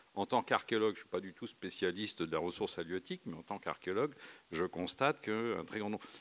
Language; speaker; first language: French; native; French